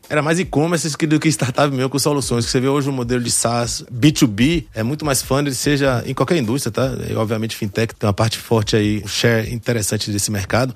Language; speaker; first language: Portuguese; early bilingual, other home language; French